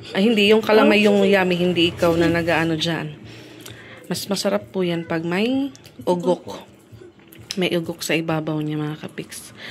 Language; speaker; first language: Filipino; non-native, local second language; Waray